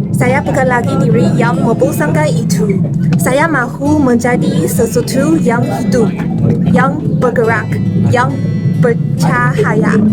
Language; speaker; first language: Malay; non-native, learner; Chinese